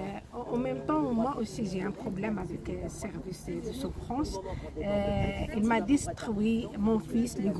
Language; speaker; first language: French; non-native, learner; Arabic